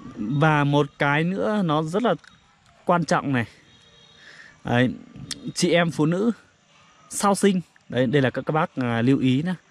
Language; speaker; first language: Vietnamese; non-native, local second language; Iu Mien